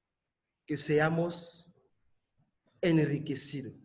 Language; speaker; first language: Spanish; non-native, fluent; French